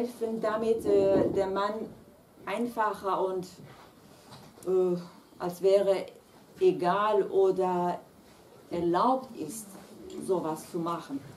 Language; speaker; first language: German; non-native, fluent; Kurdish